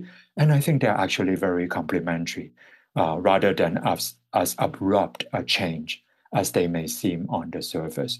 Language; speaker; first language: English; non-native, local second language; Cantonese